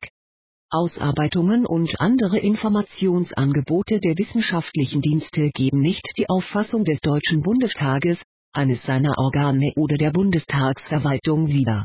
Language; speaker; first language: German; native; German